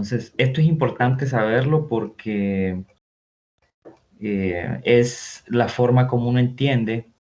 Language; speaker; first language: Spanish; native; Spanish